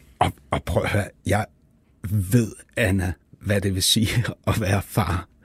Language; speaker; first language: Danish; native; Danish